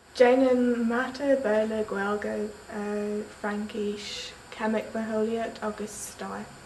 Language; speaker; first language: Irish; non-native, local second language; English